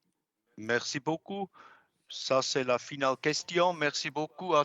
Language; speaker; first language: French; non-native, local second language; German